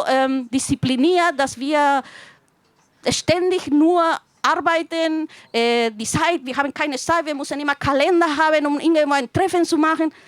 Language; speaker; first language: German; non-native, fluent; Spanish